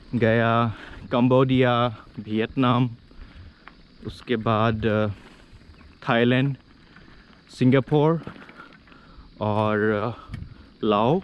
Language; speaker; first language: Hindi; non-native, local second language; Assamese